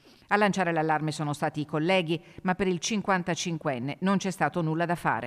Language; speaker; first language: Italian; native; Italian